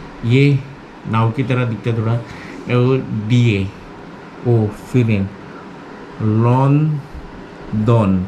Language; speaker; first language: Hindi; non-native, local second language; Marathi